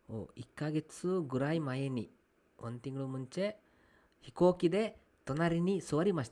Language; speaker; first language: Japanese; non-native, fluent; Kannada